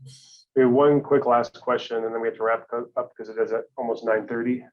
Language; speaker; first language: English; native; English